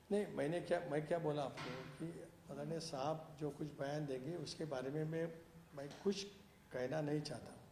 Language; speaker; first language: Hindi; non-native, local second language; Marathi